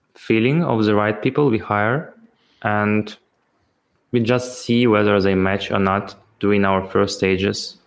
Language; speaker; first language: English; non-native, fluent; Ukrainian